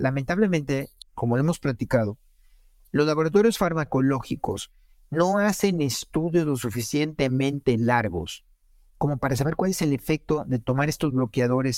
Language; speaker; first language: Spanish; native; Spanish